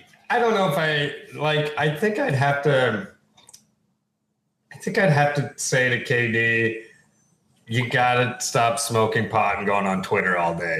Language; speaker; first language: English; native; English